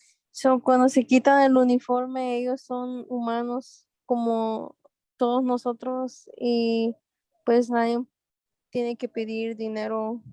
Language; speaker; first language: Spanish; early bilingual, heritage; Spanish